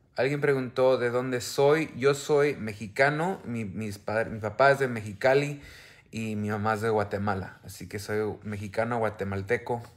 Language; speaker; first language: Spanish; early bilingual, heritage; Spanish